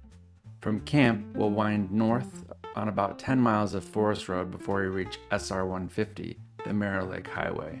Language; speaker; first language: English; native; English